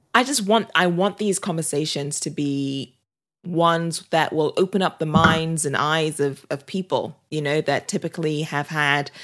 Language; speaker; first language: English; native; English